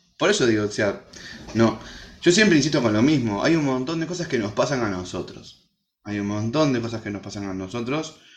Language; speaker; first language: Spanish; native; Spanish